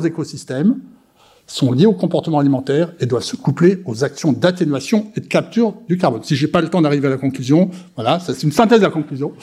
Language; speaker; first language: French; native; French